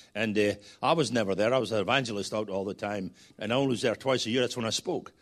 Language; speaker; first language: English; native; English